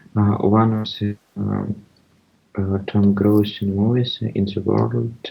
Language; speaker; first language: English; non-native, learner; Russian